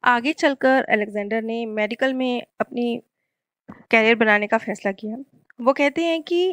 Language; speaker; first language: Hindi; native; Hindi